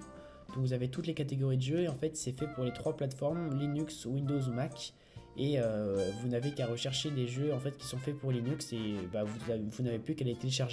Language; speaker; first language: French; native; French